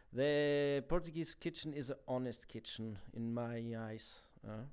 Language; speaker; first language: English; non-native, fluent; German